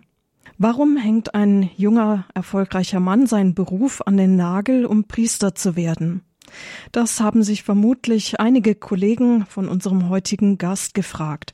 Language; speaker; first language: German; native; German